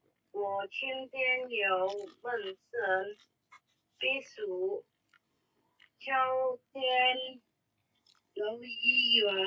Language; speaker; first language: Chinese; non-native, learner; Indonesian